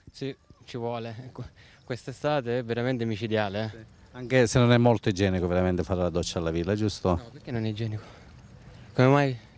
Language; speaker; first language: Italian; native; Italian